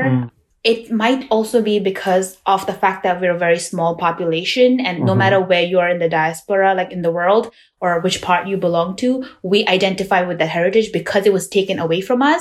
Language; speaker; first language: English; non-native, local second language; Tibetan